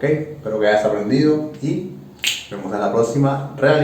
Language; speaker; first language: Spanish; native; Spanish